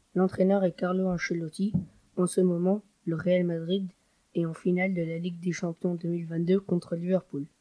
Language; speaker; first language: French; non-native, learner; German